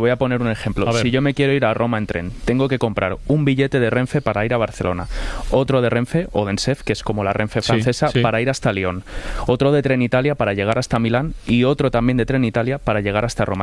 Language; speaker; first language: Spanish; native; Spanish